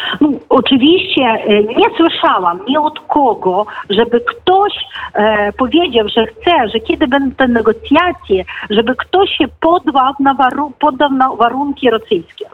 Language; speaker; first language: Polish; non-native, fluent; Ukrainian